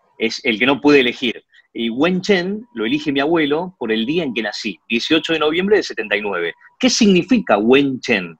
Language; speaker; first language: Spanish; early bilingual, other home language; Chinese